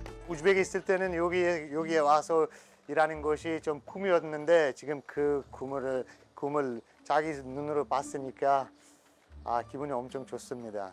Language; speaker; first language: Korean; non-native, fluent; Uzbek